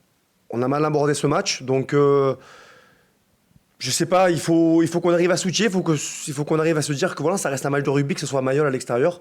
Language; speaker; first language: French; native; French